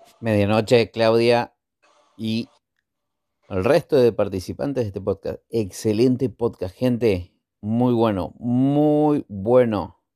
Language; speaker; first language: Spanish; native; Spanish